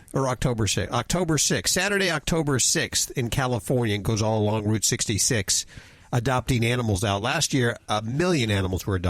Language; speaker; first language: English; native; English